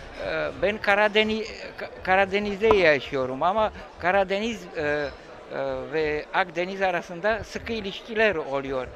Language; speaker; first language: Turkish; non-native, fluent; Romanian